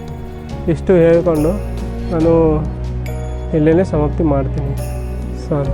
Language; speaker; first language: Kannada; non-native, local second language; Marathi